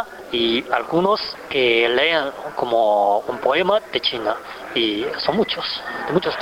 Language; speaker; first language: Spanish; non-native, fluent; Chinese